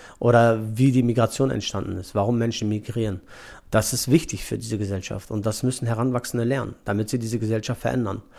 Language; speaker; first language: German; early bilingual, other home language; Turkish